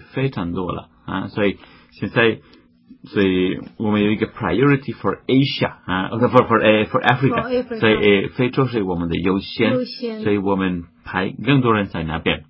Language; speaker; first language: Chinese; non-native, fluent; Spanish